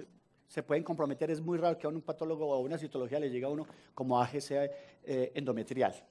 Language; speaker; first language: Spanish; native; Spanish